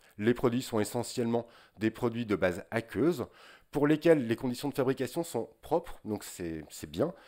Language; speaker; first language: French; native; French